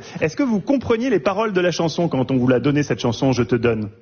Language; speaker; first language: French; native; French